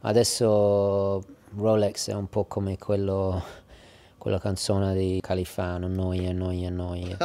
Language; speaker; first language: Italian; early bilingual, heritage; English